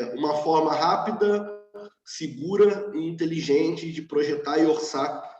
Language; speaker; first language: Portuguese; native; Portuguese